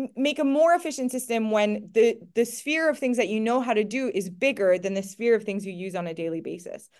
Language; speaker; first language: English; native; English